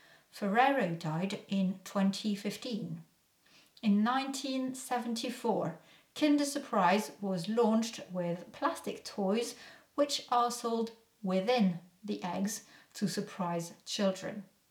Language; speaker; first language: English; non-native, fluent; French